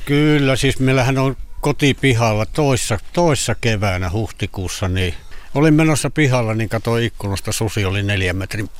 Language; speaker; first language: Finnish; native; Finnish